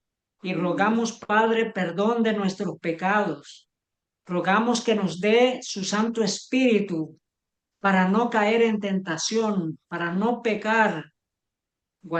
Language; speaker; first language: Spanish; native; Spanish